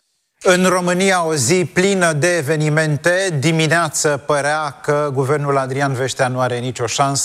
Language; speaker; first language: Romanian; native; Romanian